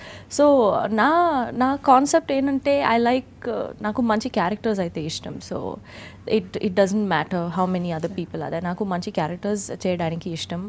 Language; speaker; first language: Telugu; non-native, fluent; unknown